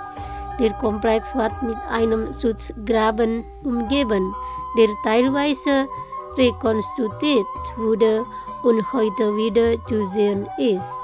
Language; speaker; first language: German; non-native, fluent; Indonesian